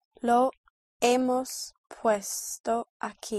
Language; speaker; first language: Spanish; non-native, learner; English